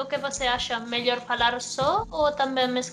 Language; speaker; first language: Portuguese; non-native, learner; Spanish